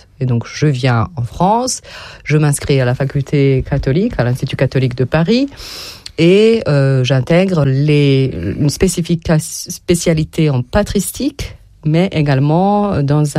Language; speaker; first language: French; non-native, fluent; Serbian